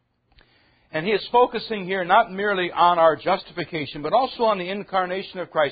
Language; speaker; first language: English; native; English